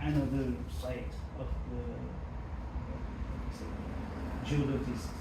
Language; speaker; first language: English; non-native, learner; Nepali